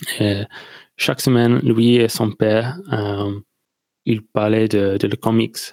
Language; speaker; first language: French; non-native, learner; English